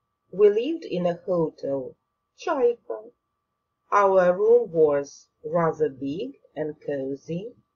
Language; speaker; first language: English; non-native, fluent; Ukrainian